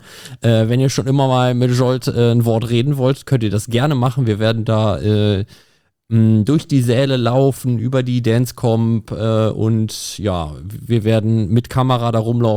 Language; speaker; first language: German; native; German